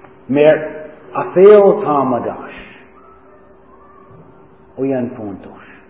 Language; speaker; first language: Hungarian; non-native, learner; English